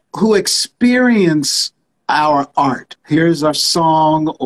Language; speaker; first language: English; native; English